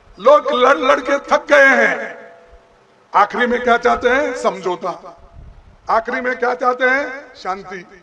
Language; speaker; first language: Hindi; non-native, local second language; Kannada